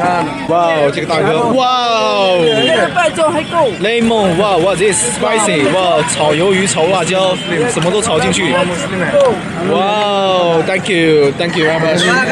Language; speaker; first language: English; non-native, learner; Chinese